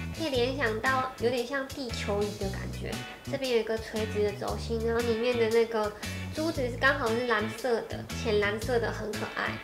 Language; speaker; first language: Chinese; native; Chinese